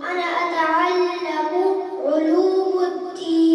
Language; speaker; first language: Arabic; non-native, learner; Urdu